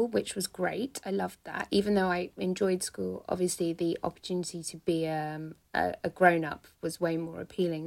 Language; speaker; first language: English; native; English